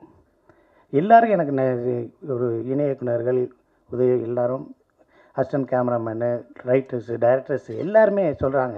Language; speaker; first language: Tamil; native; Tamil